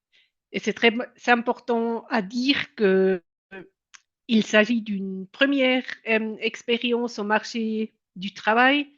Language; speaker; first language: French; non-native, local second language; German